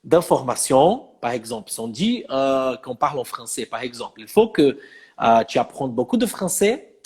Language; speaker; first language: French; non-native, fluent; Portuguese